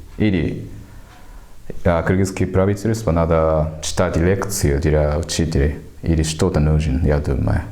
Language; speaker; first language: Russian; non-native, learner; Japanese